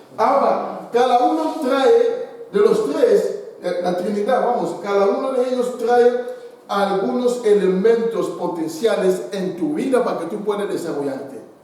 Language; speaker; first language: Spanish; non-native, fluent; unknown